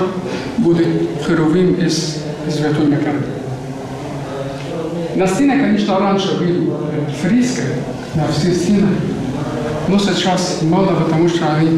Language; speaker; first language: Russian; non-native, learner; Arabic